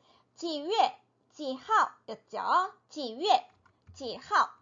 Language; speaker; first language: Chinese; non-native, fluent; Korean